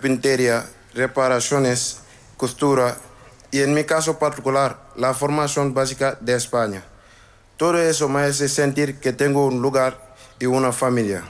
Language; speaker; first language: Spanish; non-native, learner; Wolof